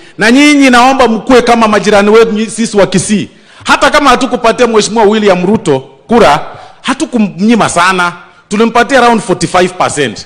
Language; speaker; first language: Swahili; non-native, local second language; Gusii